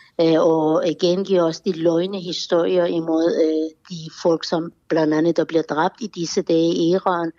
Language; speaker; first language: Danish; non-native, fluent; Persian